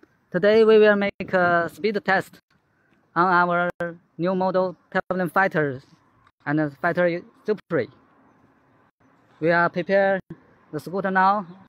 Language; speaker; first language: English; non-native, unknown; Chinese